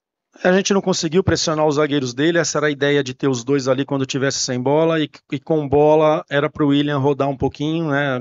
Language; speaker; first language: Portuguese; native; Portuguese